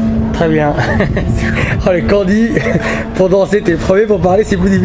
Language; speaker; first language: French; native; French